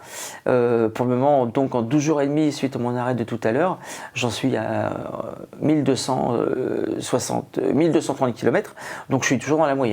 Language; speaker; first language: French; native; French